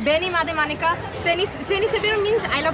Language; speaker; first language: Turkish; non-native, learner; Bangla